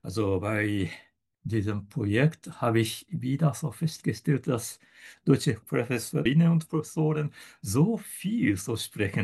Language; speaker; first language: German; non-native, fluent; Japanese